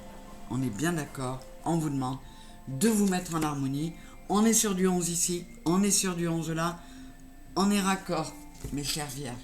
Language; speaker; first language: French; native; French